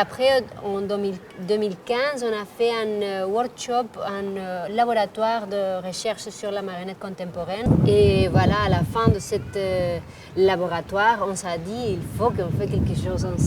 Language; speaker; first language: French; non-native, fluent; Spanish